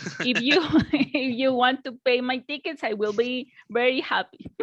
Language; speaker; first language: English; non-native, learner; Spanish